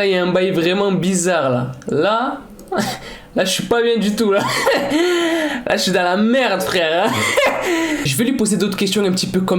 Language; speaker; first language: French; native; French